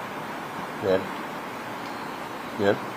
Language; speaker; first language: English; non-native, local second language; Konkani